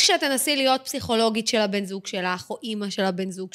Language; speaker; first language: Hebrew; native; Hebrew